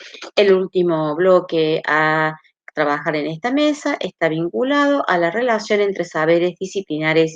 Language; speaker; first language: Spanish; native; Spanish